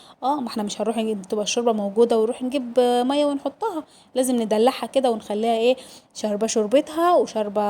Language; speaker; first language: Arabic; native; Arabic